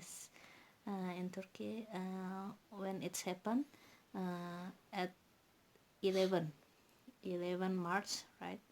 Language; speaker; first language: English; non-native, learner; Indonesian